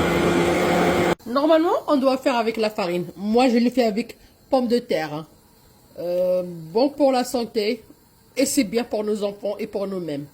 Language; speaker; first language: French; non-native, local second language; Arabic